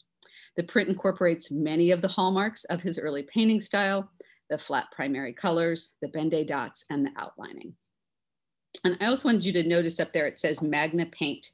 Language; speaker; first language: English; native; English